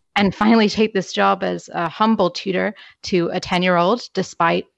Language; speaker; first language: English; native; English